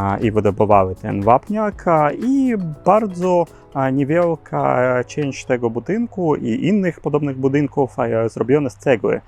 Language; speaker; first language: Polish; non-native, learner; Ukrainian